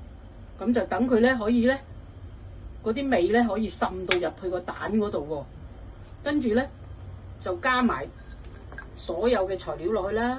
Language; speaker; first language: Cantonese; native; Cantonese